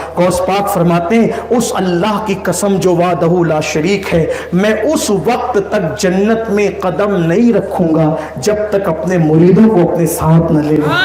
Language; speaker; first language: Urdu; native; Urdu